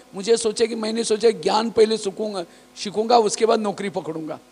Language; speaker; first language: Hindi; non-native, local second language; Marathi